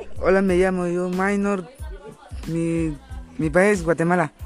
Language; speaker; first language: Spanish; non-native, local second language; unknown